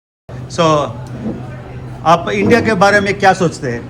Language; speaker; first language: Hindi; non-native, local second language; Telugu